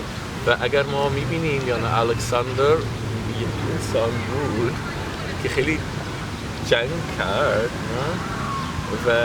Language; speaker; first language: Persian; non-native, learner; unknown